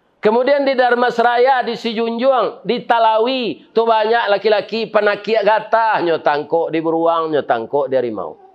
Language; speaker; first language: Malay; non-native, local second language; Minangkabau